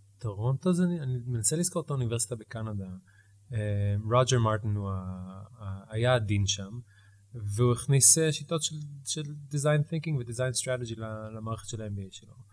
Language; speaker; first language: Hebrew; early bilingual, heritage; Hebrew